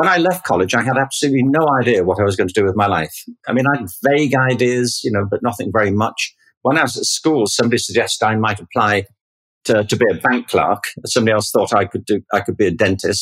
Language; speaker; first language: English; native; English